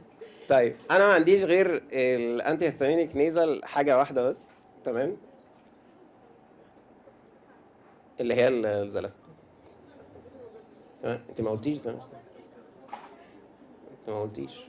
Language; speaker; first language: Arabic; native; Arabic